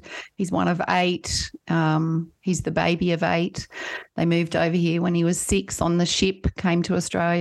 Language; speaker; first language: English; native; English